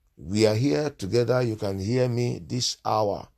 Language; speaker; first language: English; non-native, local second language; Yoruba